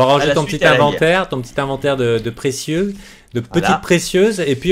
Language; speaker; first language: French; native; French